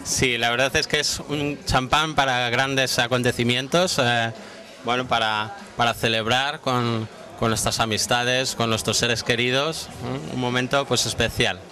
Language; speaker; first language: Spanish; native; Spanish